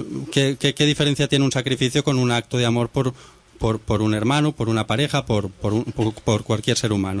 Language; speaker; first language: Spanish; native; Spanish